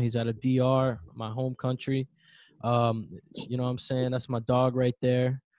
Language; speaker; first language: English; early bilingual, other home language; Spanish